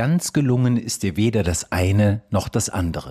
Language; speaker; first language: German; native; German